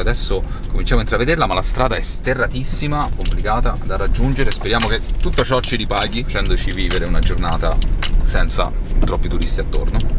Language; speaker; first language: Italian; native; Italian